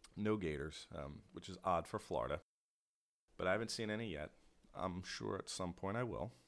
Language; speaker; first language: English; native; English